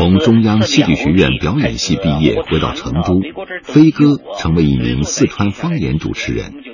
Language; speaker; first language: Chinese; native; Chinese